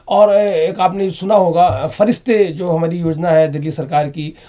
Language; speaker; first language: Hindi; native; Hindi